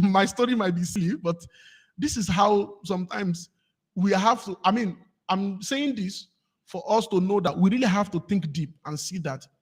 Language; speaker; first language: English; non-native, local second language; Yoruba